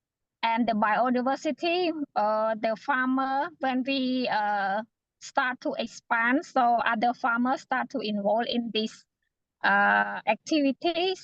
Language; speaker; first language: English; non-native, fluent; Khmer